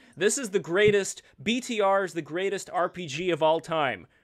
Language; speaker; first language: English; early bilingual, other home language; Russian